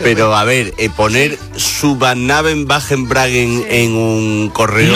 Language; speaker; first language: Spanish; native; Spanish